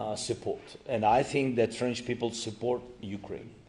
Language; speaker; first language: English; non-native, learner; Ukrainian